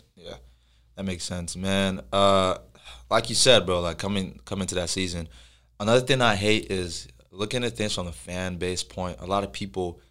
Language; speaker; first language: English; non-native, local second language; Yoruba